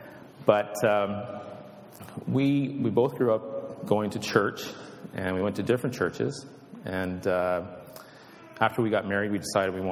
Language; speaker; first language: English; native; English